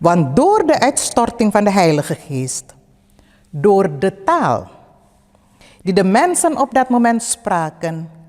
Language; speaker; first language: Dutch; early bilingual, other home language; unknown